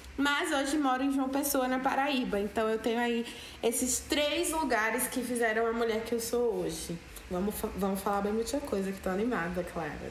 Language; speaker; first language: Portuguese; native; Portuguese